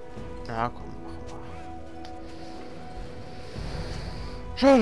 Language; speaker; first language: German; native; German